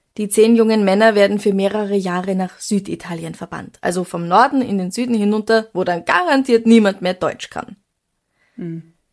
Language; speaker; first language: German; native; German